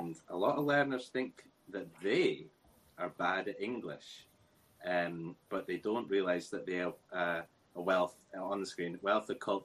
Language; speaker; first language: English; native; English